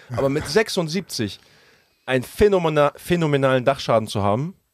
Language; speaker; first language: German; early bilingual, other home language; Russian